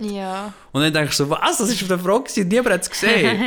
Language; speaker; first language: German; native; German